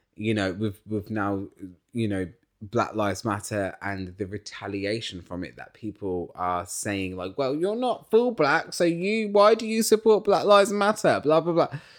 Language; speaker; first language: English; native; English